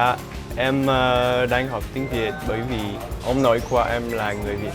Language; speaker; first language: Vietnamese; non-native, learner; English